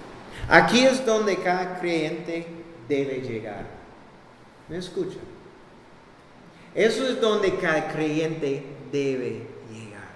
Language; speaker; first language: Spanish; non-native, fluent; English